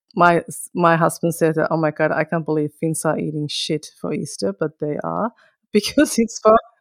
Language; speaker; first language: English; non-native, fluent; Finnish